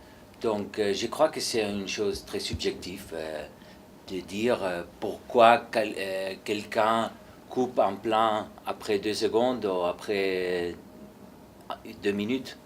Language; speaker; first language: French; non-native, fluent; Spanish